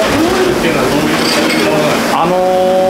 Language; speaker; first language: Japanese; native; Japanese